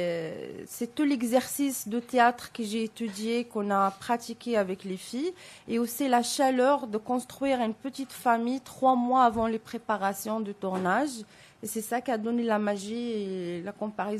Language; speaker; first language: French; non-native, local second language; Arabic